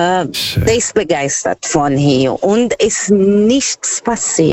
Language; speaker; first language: German; non-native, fluent; Portuguese